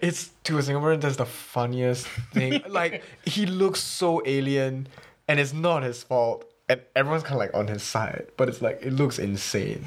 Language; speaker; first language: English; early bilingual, other home language; Chinese